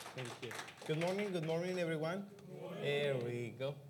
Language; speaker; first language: English; non-native, fluent; Spanish